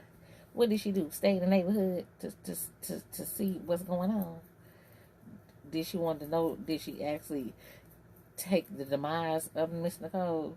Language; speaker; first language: English; native; English